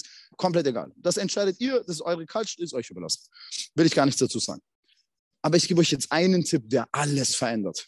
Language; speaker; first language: German; native; German